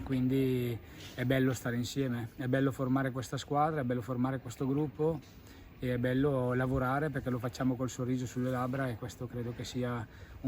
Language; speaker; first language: Italian; native; Italian